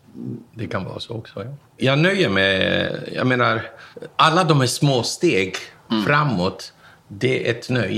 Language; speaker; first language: Swedish; non-native, fluent; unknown